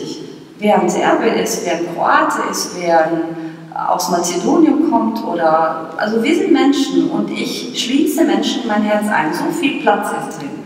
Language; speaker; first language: German; non-native, fluent; Bosnian